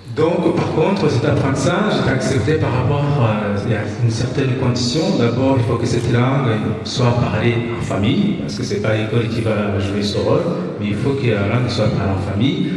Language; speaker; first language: French; non-native, local second language; Kinyarwanda